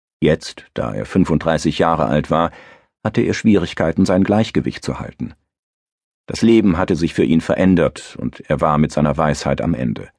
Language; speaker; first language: German; native; German